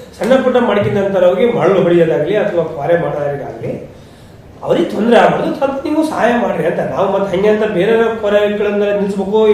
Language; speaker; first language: Kannada; native; Kannada